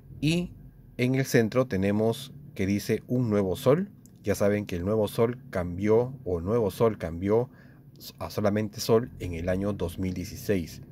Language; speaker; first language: Spanish; native; Spanish